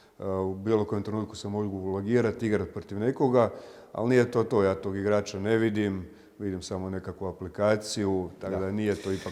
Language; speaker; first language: Croatian; native; Croatian